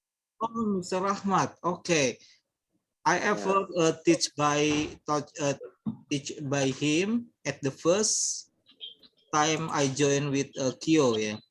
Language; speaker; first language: English; non-native, learner; Indonesian